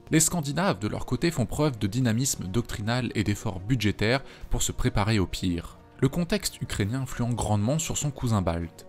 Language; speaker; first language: French; native; French